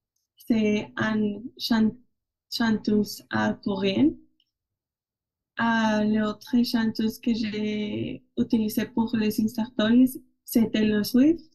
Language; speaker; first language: French; non-native, learner; Spanish